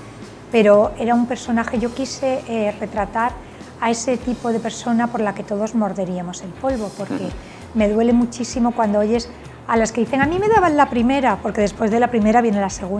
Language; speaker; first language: Spanish; native; Spanish